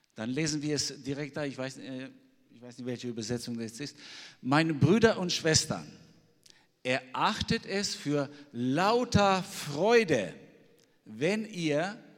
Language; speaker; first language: German; non-native, fluent; Albanian